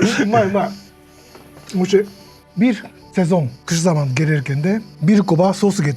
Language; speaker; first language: Turkish; non-native, learner; Japanese